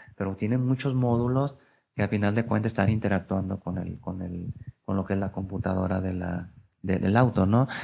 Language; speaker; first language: Spanish; native; Spanish